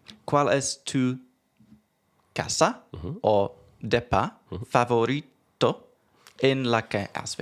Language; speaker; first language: Spanish; non-native, learner; English